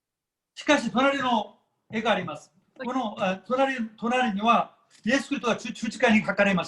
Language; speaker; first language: Japanese; non-native, fluent; Korean